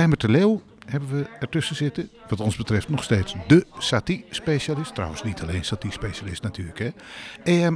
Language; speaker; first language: Dutch; native; Dutch